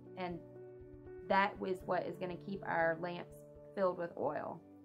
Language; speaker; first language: English; native; English